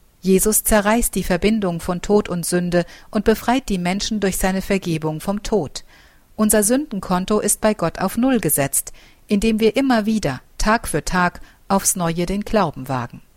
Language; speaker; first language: German; native; German